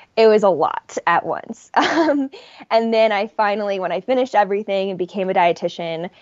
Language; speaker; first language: English; native; English